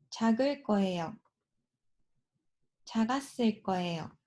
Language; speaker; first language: Korean; non-native, learner; Japanese